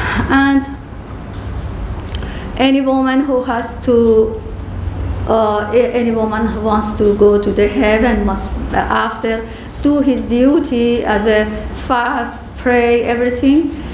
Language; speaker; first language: English; non-native, learner; Persian